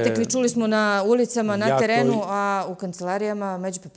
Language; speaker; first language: Serbian; native; Serbian